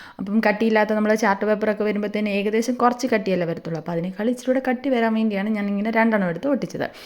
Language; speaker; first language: Malayalam; native; Malayalam